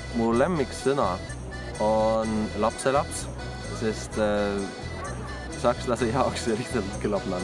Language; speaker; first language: Estonian; non-native, learner; German